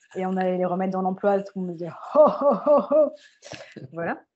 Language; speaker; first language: French; native; French